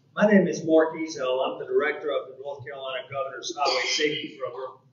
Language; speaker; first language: English; native; English